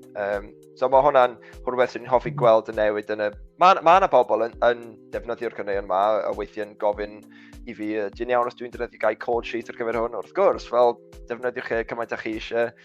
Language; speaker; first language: Welsh; native; Welsh